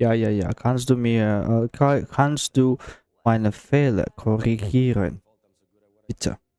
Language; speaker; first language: German; non-native, learner; Russian